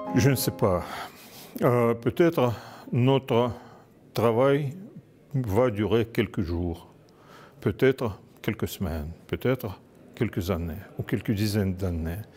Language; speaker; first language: French; non-native, fluent; Russian